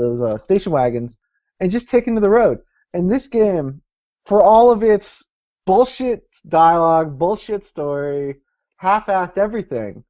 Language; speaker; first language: English; native; English